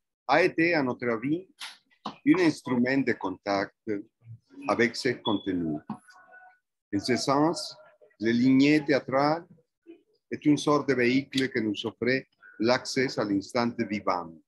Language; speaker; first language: French; non-native, fluent; Spanish